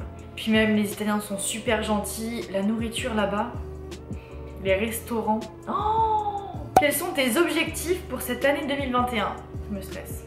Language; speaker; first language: French; native; French